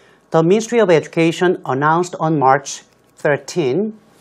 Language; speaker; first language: English; non-native, fluent; Korean